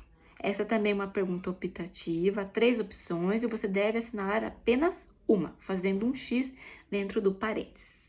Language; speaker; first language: Portuguese; native; Portuguese